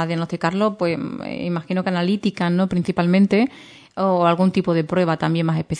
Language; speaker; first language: Spanish; native; Spanish